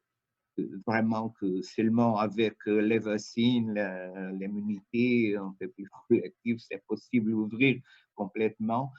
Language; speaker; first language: French; non-native, fluent; Portuguese